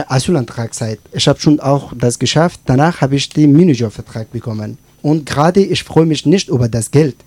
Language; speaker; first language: German; non-native, learner; Persian